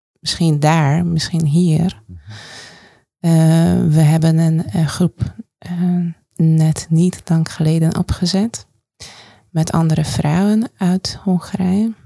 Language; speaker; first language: Dutch; non-native, fluent; Hungarian